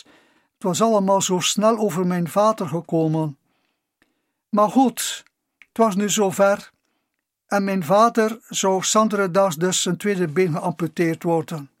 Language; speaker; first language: Dutch; native; Dutch